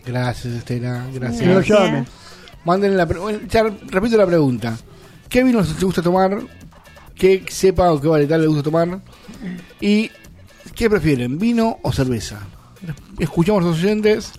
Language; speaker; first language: Spanish; native; Spanish